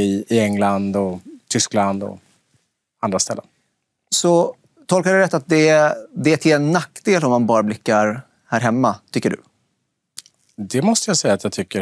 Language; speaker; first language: Swedish; native; Swedish